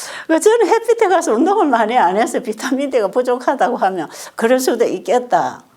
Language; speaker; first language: Korean; native; Korean